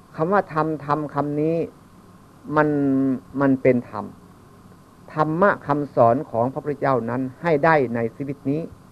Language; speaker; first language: Thai; non-native, local second language; Northeastern Thai